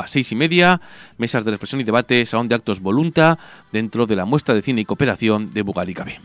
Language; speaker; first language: Spanish; native; Spanish